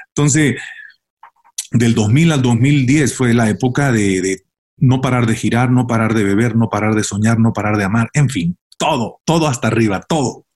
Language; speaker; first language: Spanish; native; Spanish